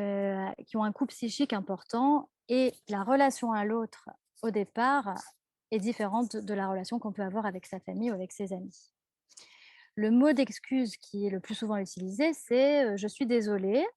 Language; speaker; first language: French; native; French